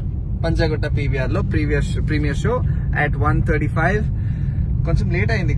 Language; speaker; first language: Telugu; non-native, learner; Kannada